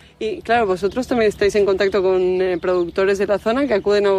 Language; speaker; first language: Spanish; native; Spanish